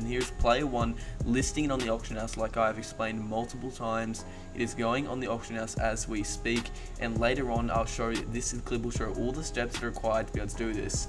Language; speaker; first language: English; native; English